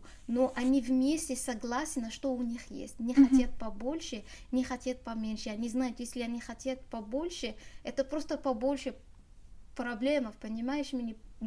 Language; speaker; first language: Russian; non-native, learner; Arabic